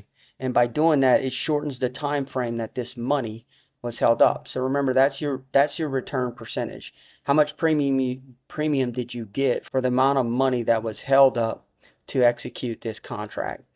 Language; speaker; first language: English; native; English